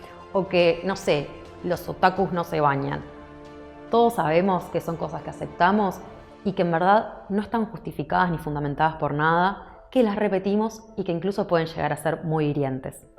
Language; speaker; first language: Spanish; native; Spanish